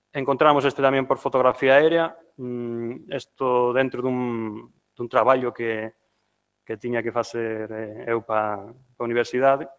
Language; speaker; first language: Galician; non-native, fluent; Spanish